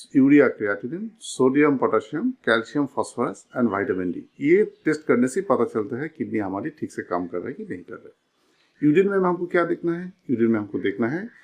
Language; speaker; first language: Hindi; non-native, local second language; Bangla